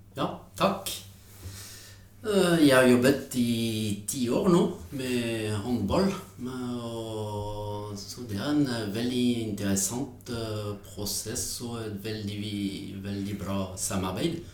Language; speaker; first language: Norwegian; non-native, fluent; French